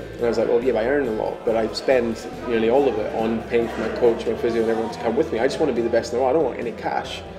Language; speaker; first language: English; native; English